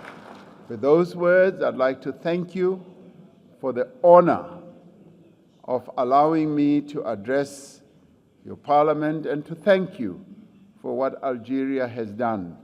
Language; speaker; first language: English; non-native, local second language; Venda